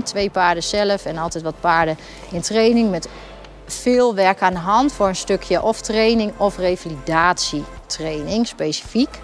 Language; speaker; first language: Dutch; native; Dutch